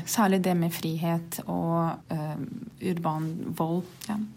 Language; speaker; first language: Norwegian; non-native, fluent; Portuguese